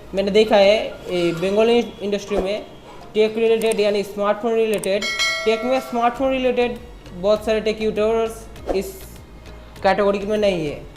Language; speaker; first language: Hindi; non-native, local second language; Bangla